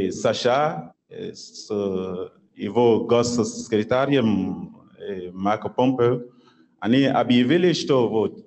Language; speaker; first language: Russian; non-native, fluent; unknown